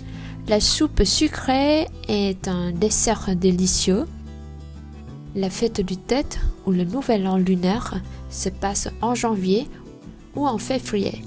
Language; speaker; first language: French; non-native, learner; Vietnamese